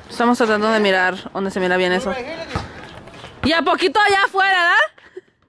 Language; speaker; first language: Spanish; early bilingual, heritage; Spanish